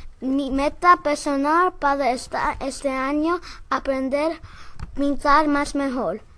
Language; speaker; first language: Spanish; non-native, learner; English